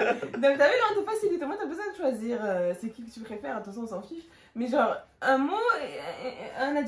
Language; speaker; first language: French; native; French